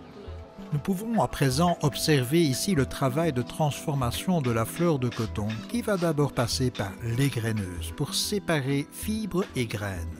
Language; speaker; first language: French; native; French